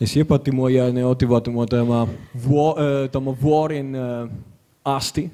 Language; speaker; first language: Finnish; non-native, learner; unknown